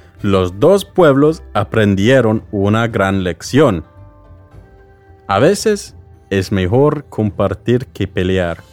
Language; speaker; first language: Spanish; non-native, fluent; English